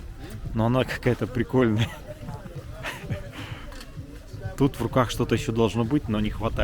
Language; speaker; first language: Russian; native; Russian